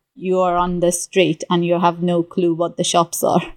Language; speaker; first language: English; non-native, fluent; Persian